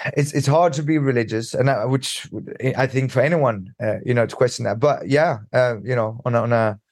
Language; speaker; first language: English; early bilingual, other home language; Swedish